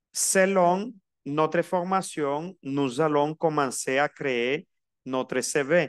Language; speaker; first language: French; non-native, fluent; Spanish